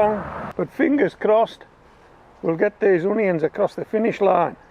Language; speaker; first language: English; native; English